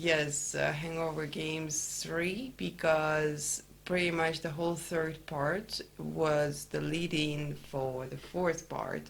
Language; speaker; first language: English; non-native, fluent; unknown